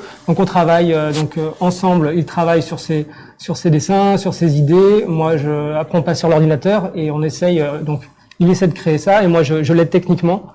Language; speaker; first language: French; native; French